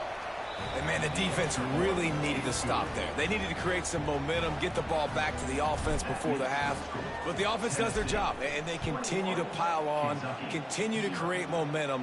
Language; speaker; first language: English; native; English